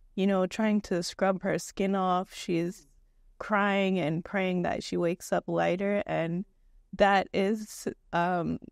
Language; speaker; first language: English; native; English